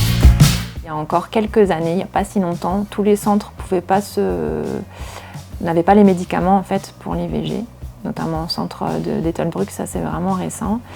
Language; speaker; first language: French; native; French